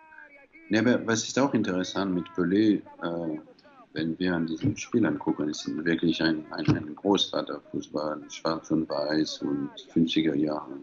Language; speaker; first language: German; non-native, fluent; French